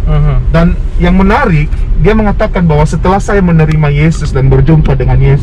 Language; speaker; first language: Indonesian; native; Indonesian